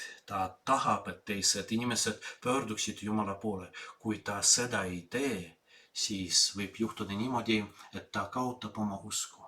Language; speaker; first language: Estonian; non-native, fluent; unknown